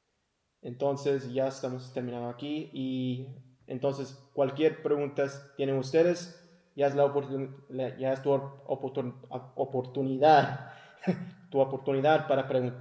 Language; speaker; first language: Spanish; early bilingual, heritage; English